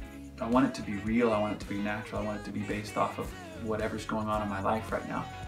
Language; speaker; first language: English; native; English